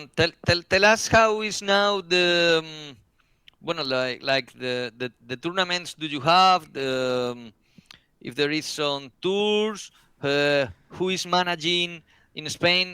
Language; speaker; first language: English; non-native, learner; Spanish